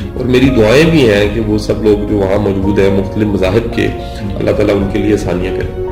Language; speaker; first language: Urdu; non-native, local second language; Punjabi